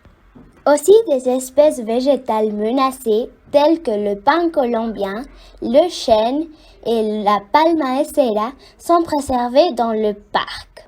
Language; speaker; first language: French; non-native, fluent; Spanish